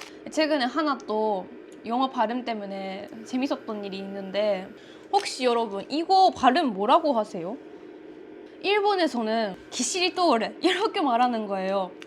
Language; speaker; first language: Korean; non-native, fluent; Japanese